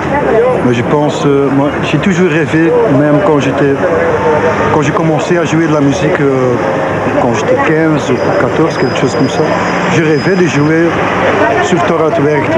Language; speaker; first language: French; non-native, local second language; Dutch